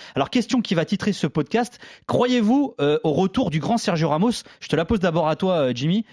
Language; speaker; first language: French; native; French